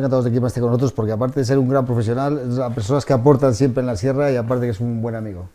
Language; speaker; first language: Spanish; native; Spanish